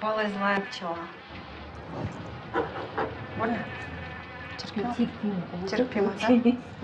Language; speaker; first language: Russian; native; Russian